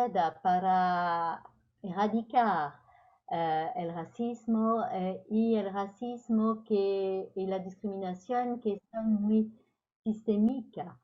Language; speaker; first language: Spanish; non-native, learner; French